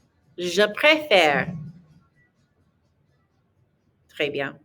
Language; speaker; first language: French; non-native, fluent; English